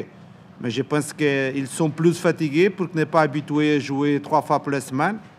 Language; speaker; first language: French; non-native, learner; Portuguese